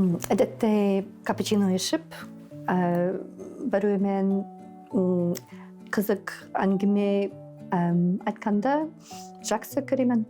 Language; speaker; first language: Kazakh; non-native, learner; English